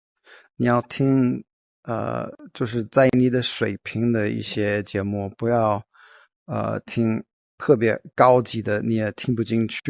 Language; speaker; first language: Chinese; non-native, fluent; English